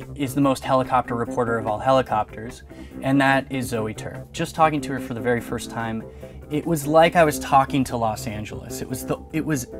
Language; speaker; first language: English; native; English